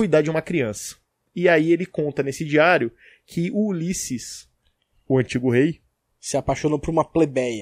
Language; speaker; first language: Portuguese; native; Portuguese